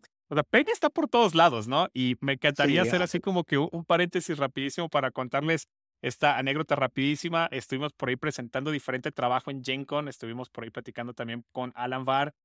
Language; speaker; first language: Spanish; native; Spanish